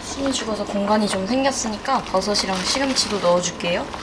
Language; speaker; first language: Korean; native; Korean